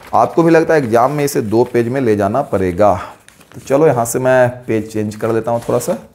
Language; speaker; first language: Hindi; native; Hindi